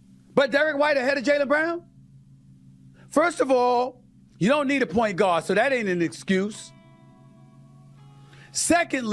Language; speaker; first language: English; native; English